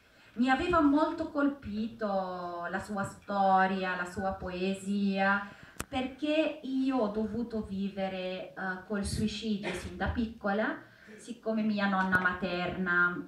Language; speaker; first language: Italian; non-native, fluent; Arabic